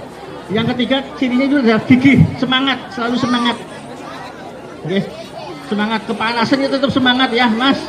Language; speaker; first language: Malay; non-native, local second language; Javanese